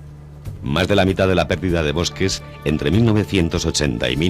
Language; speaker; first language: Spanish; native; Spanish